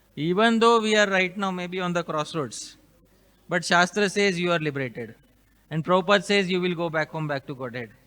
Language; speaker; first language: English; non-native, local second language; Hindi